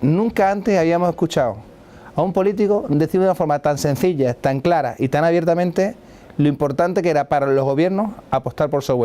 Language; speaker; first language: Spanish; native; Spanish